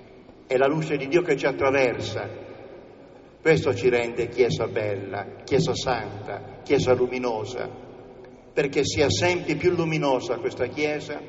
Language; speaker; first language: Italian; native; Italian